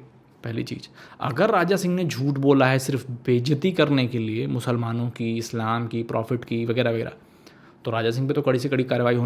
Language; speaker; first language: Hindi; native; Hindi